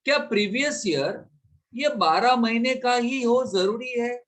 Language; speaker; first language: Hindi; non-native, local second language; Gujarati